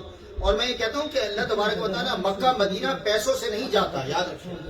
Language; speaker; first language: Urdu; native; Urdu